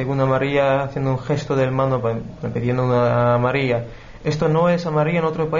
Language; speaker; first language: Spanish; non-native, learner; Turkish